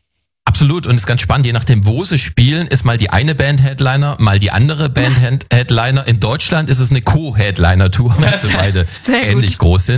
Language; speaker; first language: German; native; German